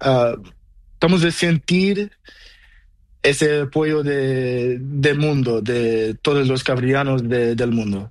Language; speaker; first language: Spanish; non-native, learner; Portuguese